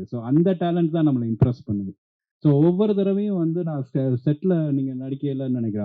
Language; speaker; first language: Tamil; native; Tamil